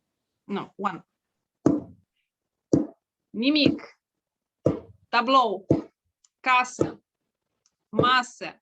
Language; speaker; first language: Romanian; non-native, learner; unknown